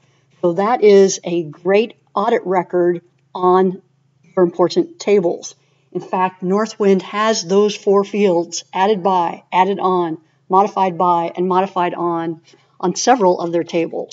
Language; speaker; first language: English; native; English